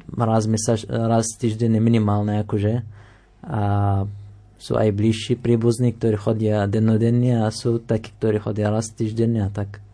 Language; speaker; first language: Slovak; non-native, fluent; Arabic